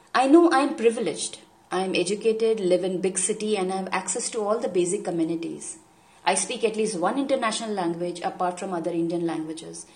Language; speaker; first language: English; non-native, local second language; Hindi